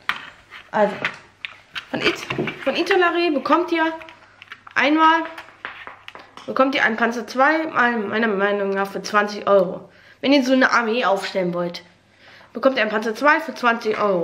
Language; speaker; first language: German; native; German